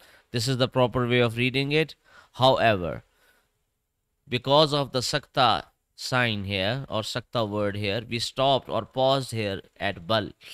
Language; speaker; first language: English; non-native, local second language; Urdu